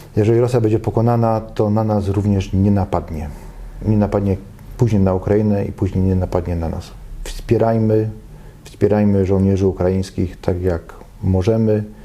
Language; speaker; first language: Polish; native; Polish